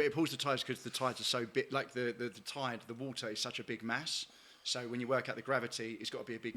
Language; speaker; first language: English; native; English